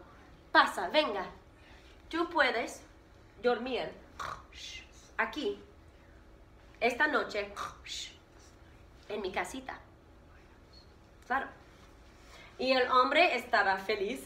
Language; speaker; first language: Spanish; non-native, fluent; English